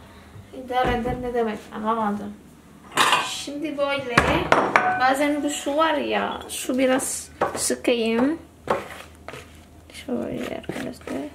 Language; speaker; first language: Turkish; non-native, learner; Indonesian